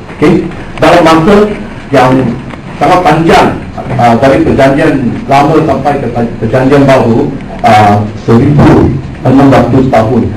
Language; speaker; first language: Malay; non-native, local second language; Chinese